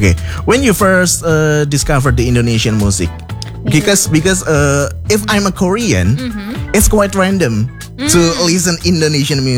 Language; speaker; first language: English; non-native, fluent; Indonesian